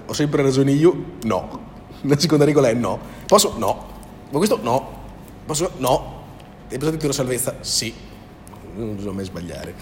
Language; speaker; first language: Italian; native; Italian